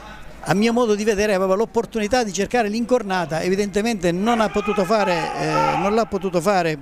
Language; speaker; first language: Italian; native; Italian